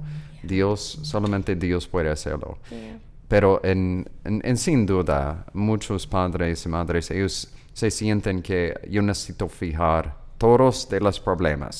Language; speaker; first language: Spanish; non-native, learner; English